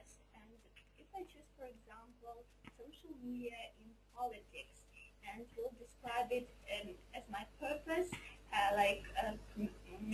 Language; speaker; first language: English; non-native, fluent; Ukrainian